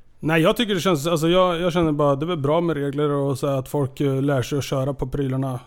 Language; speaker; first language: Swedish; native; Swedish